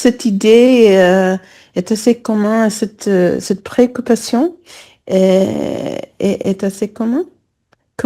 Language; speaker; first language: French; non-native, fluent; English